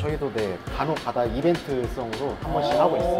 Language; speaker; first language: Korean; native; Korean